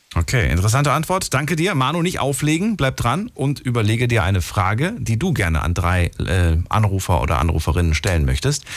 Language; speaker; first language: German; native; German